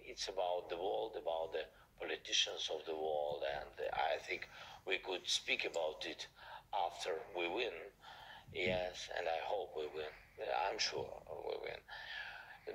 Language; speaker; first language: English; non-native, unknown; Ukrainian